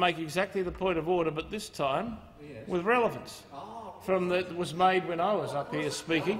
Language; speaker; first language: English; native; English